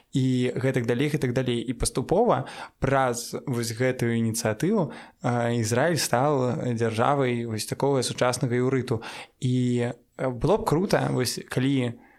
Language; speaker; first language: Belarusian; non-native, local second language; Russian